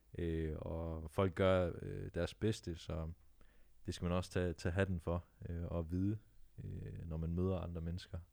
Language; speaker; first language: Danish; native; Danish